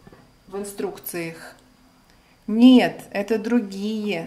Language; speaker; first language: Russian; non-native, local second language; Latvian